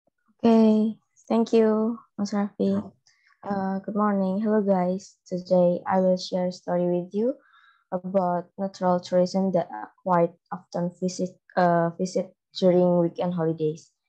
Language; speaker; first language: English; non-native, fluent; Indonesian